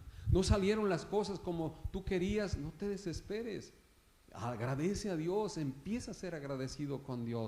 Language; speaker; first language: Spanish; native; Spanish